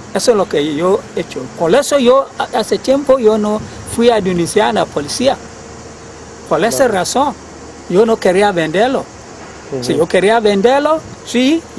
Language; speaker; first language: Spanish; non-native, learner; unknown